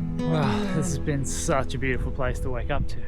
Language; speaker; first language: English; native; English